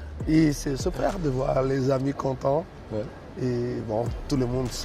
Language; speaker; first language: French; non-native, learner; Portuguese